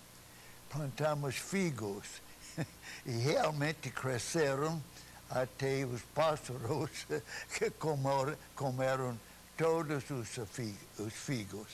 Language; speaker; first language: Portuguese; non-native, fluent; English